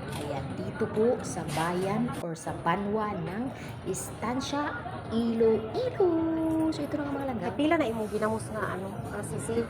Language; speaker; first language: Filipino; non-native, local second language; Hiligaynon